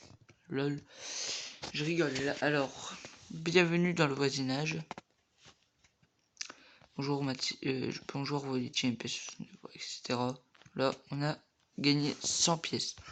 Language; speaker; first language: French; native; French